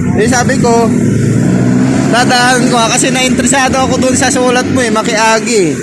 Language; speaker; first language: Filipino; non-native, local second language; Waray